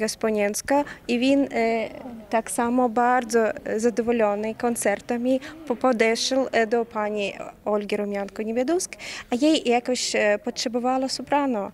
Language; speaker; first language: Polish; non-native, learner; Ukrainian